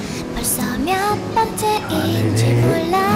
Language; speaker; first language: Korean; native; Korean